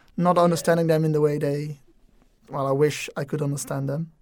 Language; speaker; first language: English; non-native, fluent; Dutch